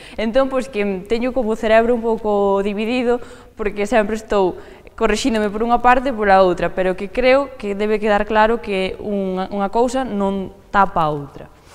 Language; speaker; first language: Galician; native; Galician